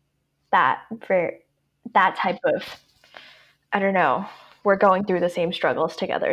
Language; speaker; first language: English; non-native, local second language; Cantonese